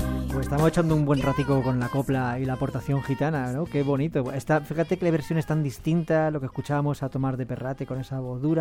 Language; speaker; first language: Spanish; native; Spanish